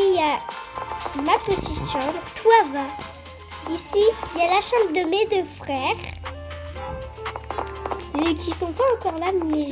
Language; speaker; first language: French; native; French